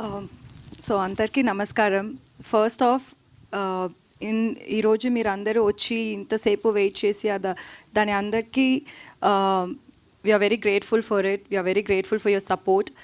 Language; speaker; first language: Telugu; non-native, learner; Tamil